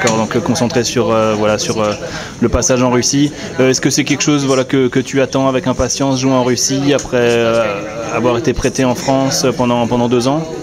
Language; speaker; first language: French; native; French